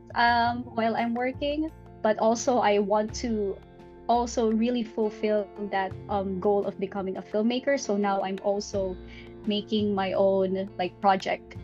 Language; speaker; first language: English; non-native, local second language; Filipino